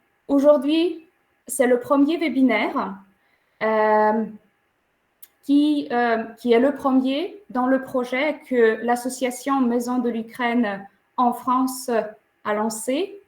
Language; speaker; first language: French; non-native, fluent; Ukrainian